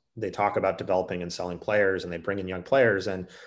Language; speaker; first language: English; native; English